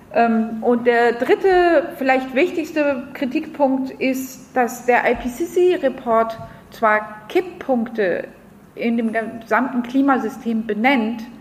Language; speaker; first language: German; non-native, fluent; French